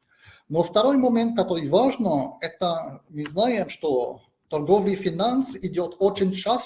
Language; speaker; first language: Russian; non-native, fluent; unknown